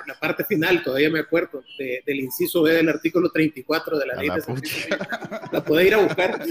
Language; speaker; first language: Spanish; native; Spanish